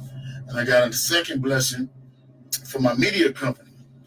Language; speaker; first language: English; native; English